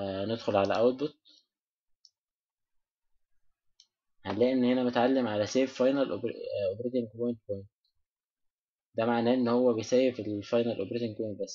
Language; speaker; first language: Arabic; native; Arabic